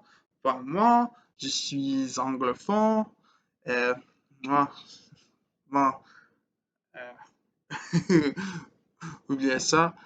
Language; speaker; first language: French; non-native, learner; English